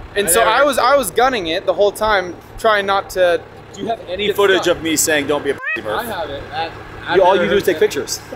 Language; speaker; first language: English; native; English